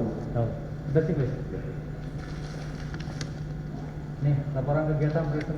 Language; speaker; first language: Indonesian; native; Indonesian